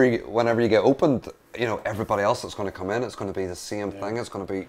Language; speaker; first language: English; native; English